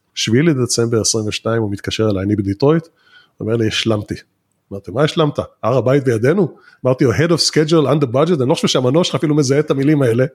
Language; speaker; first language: Hebrew; native; Hebrew